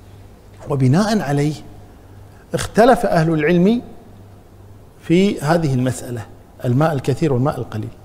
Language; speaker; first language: Arabic; native; Arabic